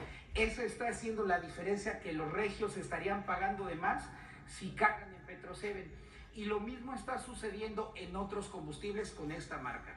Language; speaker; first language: Spanish; native; Spanish